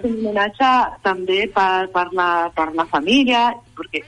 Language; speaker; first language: Catalan; non-native, fluent; Portuguese